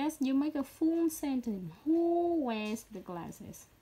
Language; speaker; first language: English; non-native, learner; Vietnamese